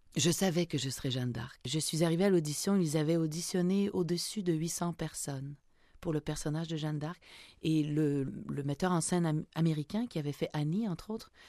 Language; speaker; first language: French; native; French